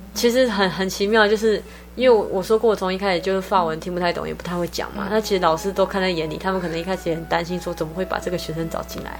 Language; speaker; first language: Chinese; native; Chinese